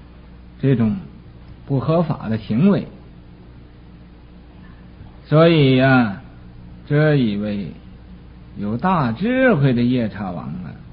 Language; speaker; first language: Chinese; native; Chinese